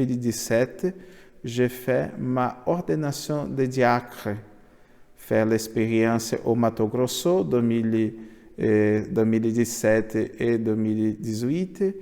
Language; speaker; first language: French; non-native, learner; Portuguese